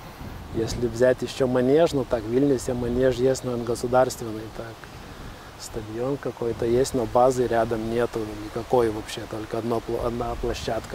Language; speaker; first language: Russian; non-native, fluent; Lithuanian